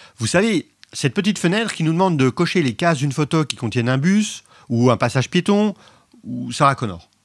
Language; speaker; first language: French; native; French